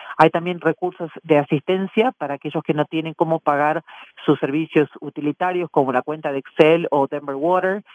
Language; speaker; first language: Spanish; native; Spanish